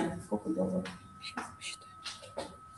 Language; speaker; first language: Russian; native; Russian